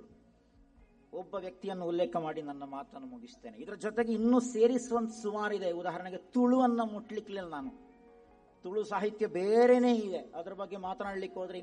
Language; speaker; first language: Kannada; non-native, local second language; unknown